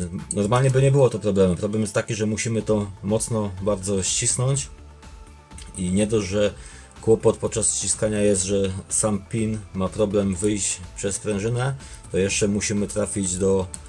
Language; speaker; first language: Polish; native; Polish